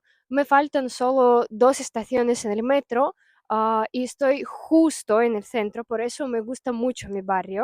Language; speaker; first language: Spanish; non-native, fluent; Russian